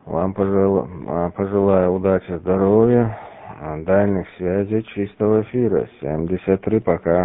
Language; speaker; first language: Russian; native; Russian